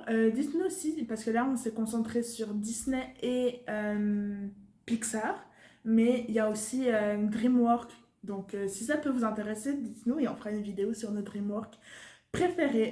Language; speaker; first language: French; native; French